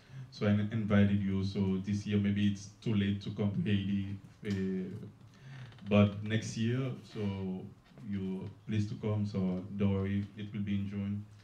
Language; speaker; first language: English; non-native, learner; Haitian Creole